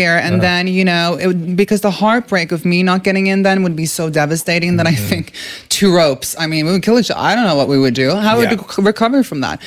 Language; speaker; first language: English; non-native, fluent; Norwegian